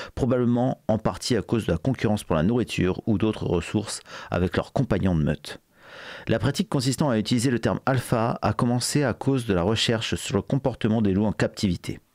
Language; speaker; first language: French; native; French